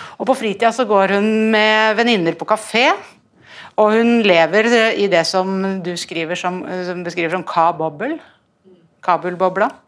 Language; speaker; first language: Norwegian; native; Norwegian